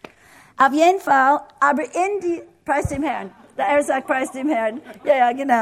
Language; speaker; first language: German; non-native, fluent; English